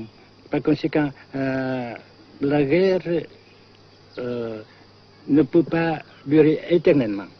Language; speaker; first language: French; non-native, fluent; Vietnamese